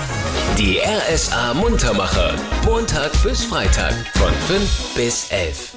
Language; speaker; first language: German; native; German